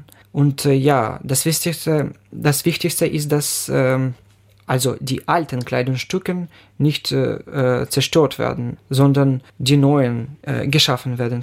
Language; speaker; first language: German; non-native, fluent; Ukrainian